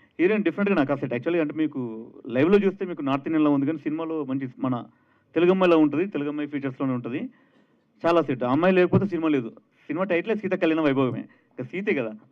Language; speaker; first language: Telugu; native; Telugu